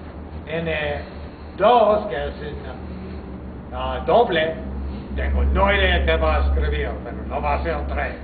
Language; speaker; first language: Spanish; non-native, fluent; English